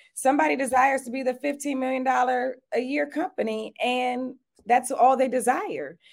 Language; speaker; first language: English; native; English